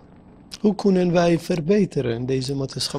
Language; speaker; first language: Dutch; non-native, learner; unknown